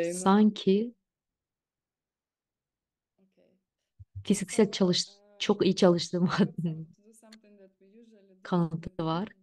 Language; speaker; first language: Turkish; non-native, fluent; Russian